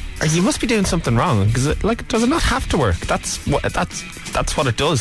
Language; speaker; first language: English; native; English